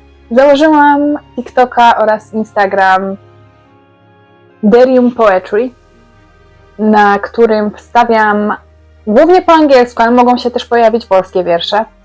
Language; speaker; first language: Polish; native; Polish